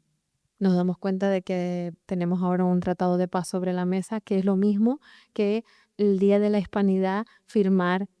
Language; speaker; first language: Spanish; native; Spanish